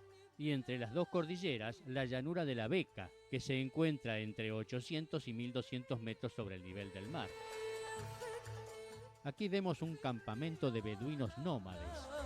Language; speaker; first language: Spanish; native; Spanish